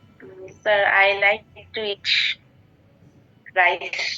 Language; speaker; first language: English; non-native, learner; Bangla